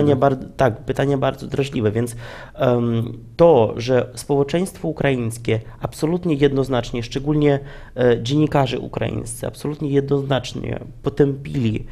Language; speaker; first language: Polish; non-native, fluent; Ukrainian